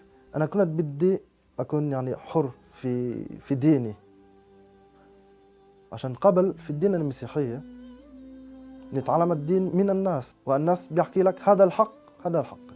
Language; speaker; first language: Arabic; non-native, fluent; French